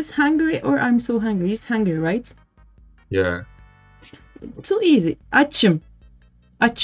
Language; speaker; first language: English; non-native, learner; Turkish